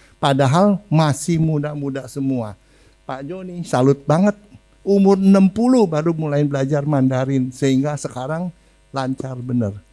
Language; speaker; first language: Indonesian; native; Indonesian